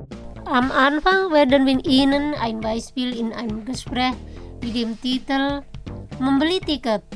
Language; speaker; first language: German; non-native, fluent; Indonesian